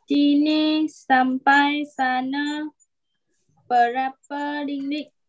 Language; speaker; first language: Indonesian; non-native, learner; Vietnamese